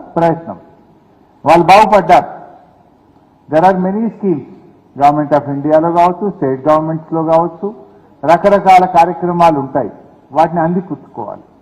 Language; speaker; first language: Telugu; native; Telugu